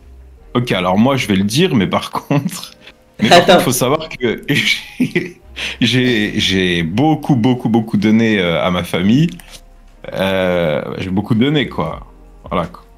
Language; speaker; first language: French; native; French